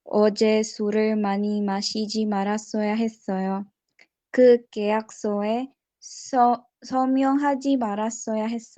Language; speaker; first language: Korean; non-native, learner; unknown